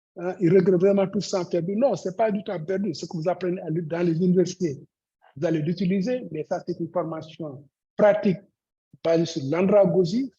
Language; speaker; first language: French; non-native, local second language; Wolof